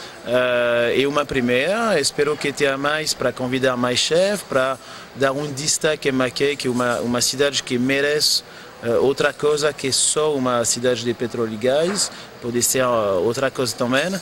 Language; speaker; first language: Portuguese; non-native, fluent; French